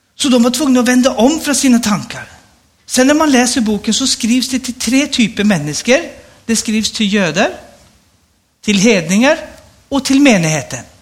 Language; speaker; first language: Swedish; native; Swedish